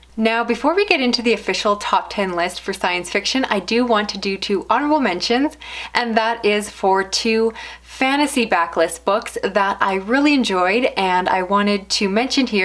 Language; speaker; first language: English; native; English